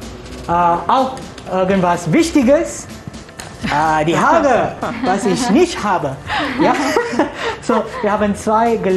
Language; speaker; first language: German; non-native, learner; Malay